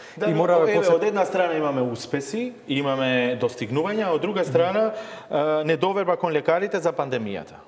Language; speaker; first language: Macedonian; non-native, local second language; Albanian